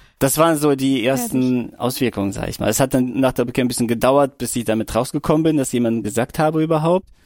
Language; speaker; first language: German; early bilingual, other home language; Russian